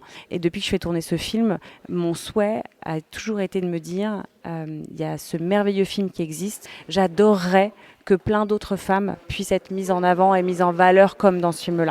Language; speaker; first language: French; native; French